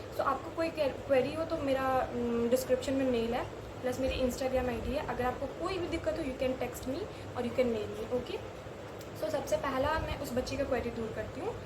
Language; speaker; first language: Hindi; native; Hindi